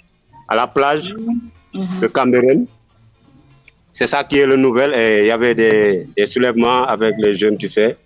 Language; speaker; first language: French; non-native, local second language; Wolof